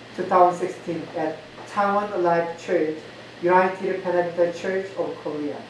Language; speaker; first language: English; non-native, learner; Korean